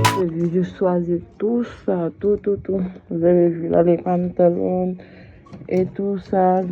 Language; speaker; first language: French; non-native, fluent; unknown